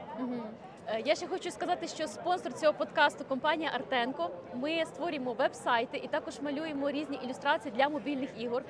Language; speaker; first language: Ukrainian; native; Ukrainian